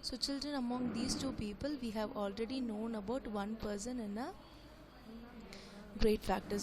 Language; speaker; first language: English; non-native, local second language; Tamil